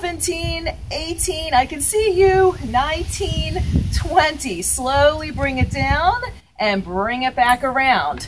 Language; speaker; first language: English; native; English